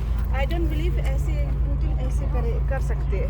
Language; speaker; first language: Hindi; non-native, learner; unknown